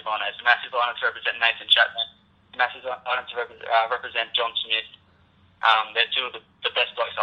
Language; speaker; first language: English; native; English